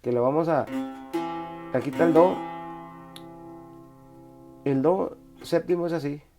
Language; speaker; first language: Spanish; native; Spanish